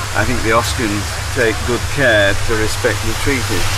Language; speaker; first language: English; native; English